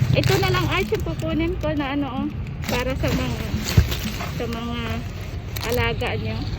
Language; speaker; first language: Filipino; native; Filipino